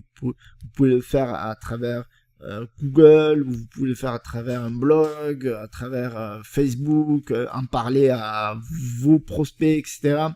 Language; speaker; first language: French; native; French